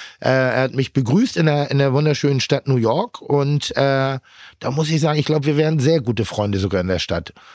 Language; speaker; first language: German; native; German